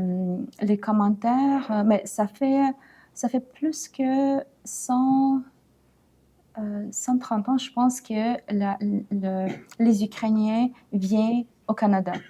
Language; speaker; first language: French; non-native, fluent; Ukrainian